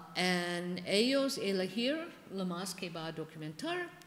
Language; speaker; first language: Spanish; non-native, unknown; English